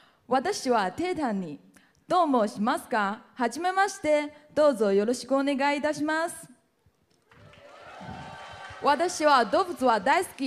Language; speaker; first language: Japanese; non-native, learner; Chinese